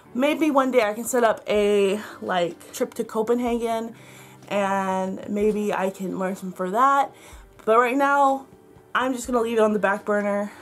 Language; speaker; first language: English; native; English